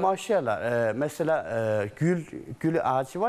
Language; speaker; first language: Turkish; non-native, learner; Chinese